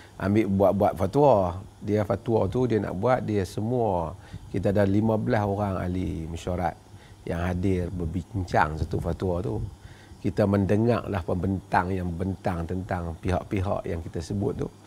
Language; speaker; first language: Malay; native; Malay